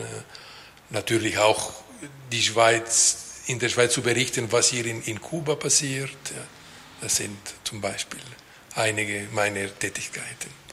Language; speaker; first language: German; non-native, local second language; Italian